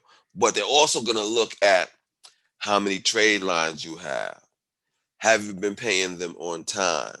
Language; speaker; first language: English; native; English